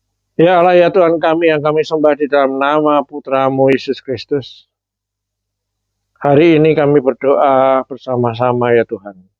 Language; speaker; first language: Indonesian; native; Indonesian